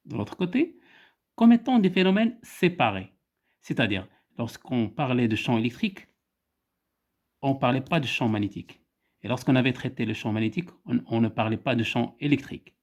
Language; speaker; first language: French; non-native, local second language; Arabic